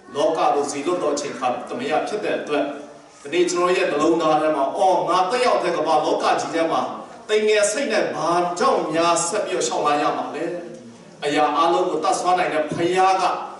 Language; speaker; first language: Burmese; non-native, local second language; Kachin